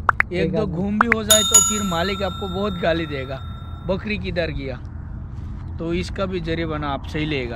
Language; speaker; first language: Hindi; non-native, local second language; Bangla